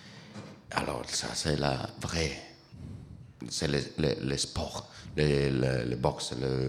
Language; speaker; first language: French; non-native, learner; Italian